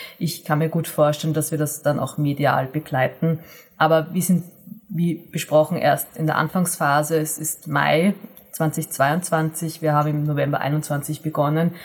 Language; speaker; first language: German; native; German